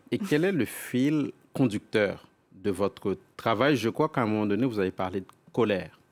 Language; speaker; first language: French; native; French